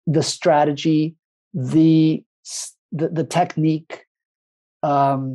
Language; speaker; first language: English; early bilingual, other home language; Spanish